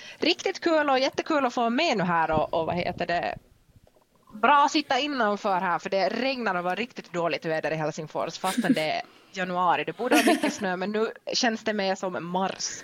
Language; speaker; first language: Swedish; native; Swedish